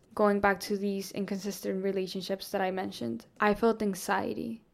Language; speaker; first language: English; non-native, fluent; Spanish